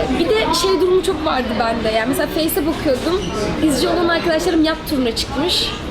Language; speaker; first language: Turkish; native; Turkish